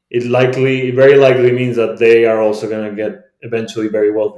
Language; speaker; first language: English; non-native, fluent; Spanish